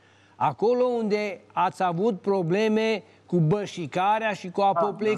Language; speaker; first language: Romanian; native; Romanian